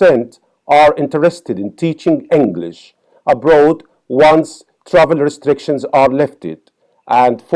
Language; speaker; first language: English; non-native, fluent; Arabic